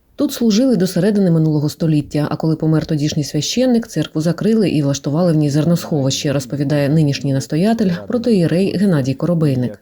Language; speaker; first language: Ukrainian; native; Ukrainian